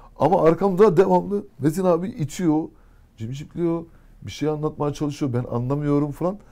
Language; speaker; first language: Turkish; early bilingual, heritage; Turkish